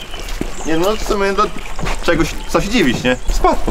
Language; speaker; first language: Polish; native; Polish